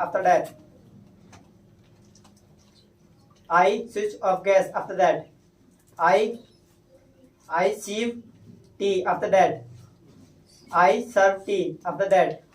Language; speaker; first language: English; non-native, learner; Hindi